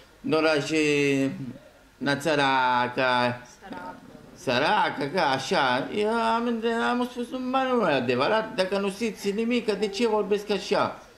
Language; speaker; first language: Romanian; non-native, learner; Italian